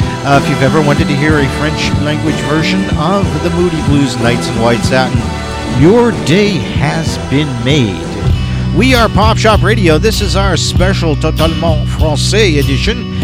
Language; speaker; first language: English; native; English